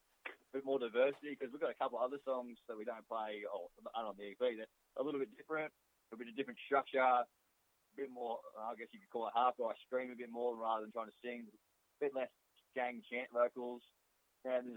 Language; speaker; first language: English; native; English